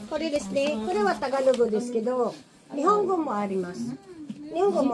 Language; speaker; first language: Japanese; non-native, learner; Filipino